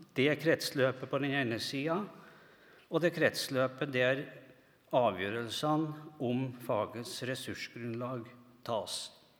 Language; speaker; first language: Norwegian; native; Norwegian